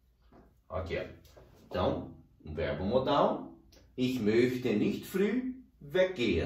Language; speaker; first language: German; non-native, fluent; Portuguese